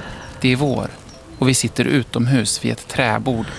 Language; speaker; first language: Swedish; native; Swedish